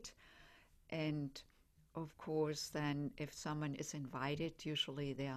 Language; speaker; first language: English; non-native, fluent; German